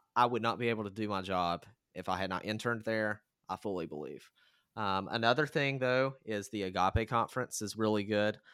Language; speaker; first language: English; native; English